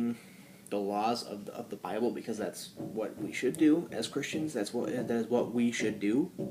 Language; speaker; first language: English; native; English